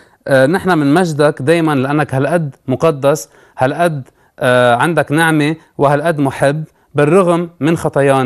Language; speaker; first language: Arabic; native; Arabic